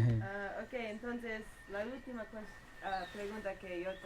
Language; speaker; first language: Spanish; non-native, learner; English